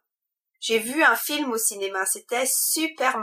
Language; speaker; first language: French; non-native, learner; English